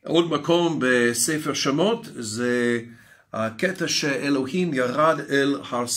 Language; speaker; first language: Hebrew; non-native, fluent; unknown